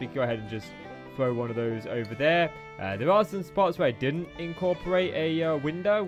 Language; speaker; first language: English; native; English